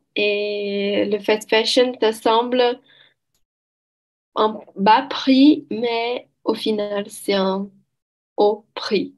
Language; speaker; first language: French; non-native, learner; Portuguese